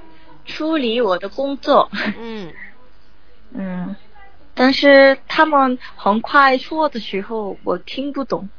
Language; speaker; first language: Chinese; non-native, learner; Korean